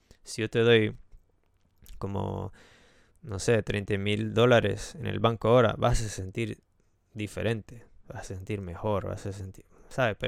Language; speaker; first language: Spanish; non-native, fluent; English